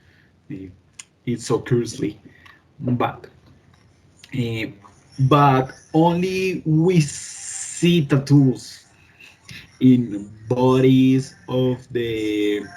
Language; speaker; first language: English; non-native, learner; Spanish